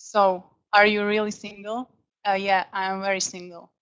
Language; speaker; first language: English; non-native, fluent; Slovak